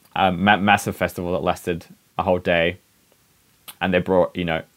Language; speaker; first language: English; native; English